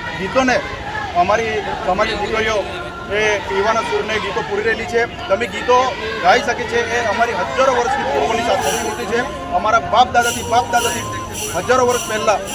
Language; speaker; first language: Gujarati; non-native, local second language; Bhili